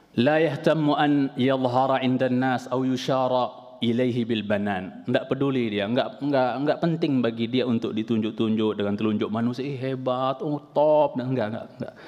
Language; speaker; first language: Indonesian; non-native, local second language; Sundanese